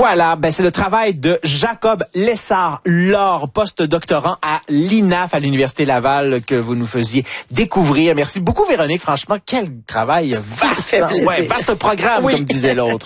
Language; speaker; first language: French; native; French